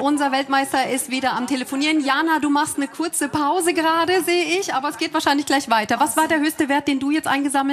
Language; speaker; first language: German; native; German